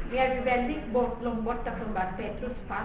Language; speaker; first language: Swedish; non-native, fluent; Spanish